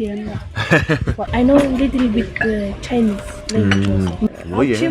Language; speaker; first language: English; non-native, learner; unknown